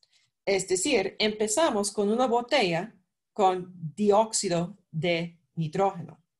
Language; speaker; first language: Spanish; non-native, fluent; English